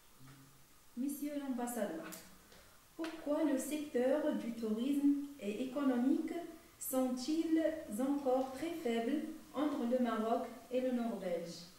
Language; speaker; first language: French; non-native, local second language; Arabic